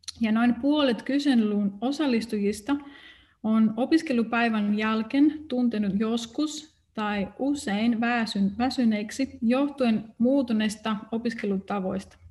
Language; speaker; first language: Finnish; non-native, fluent; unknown